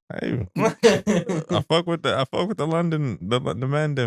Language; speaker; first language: English; native; English